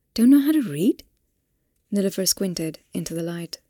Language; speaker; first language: English; non-native, local second language; Hindi